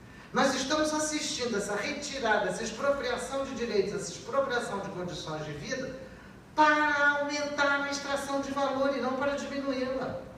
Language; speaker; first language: Portuguese; native; Portuguese